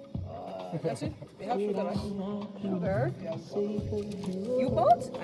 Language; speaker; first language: English; non-native, fluent; Chinese